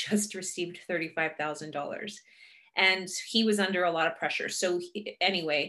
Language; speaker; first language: English; native; English